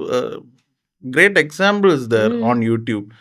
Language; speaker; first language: Tamil; non-native, fluent; Malayalam